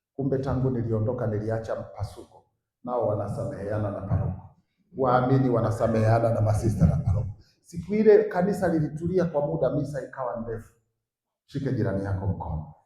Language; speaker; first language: Swahili; native; Swahili